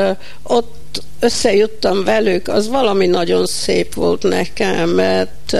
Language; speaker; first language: Hungarian; early bilingual, heritage; Hungarian